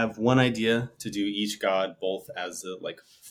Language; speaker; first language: English; native; English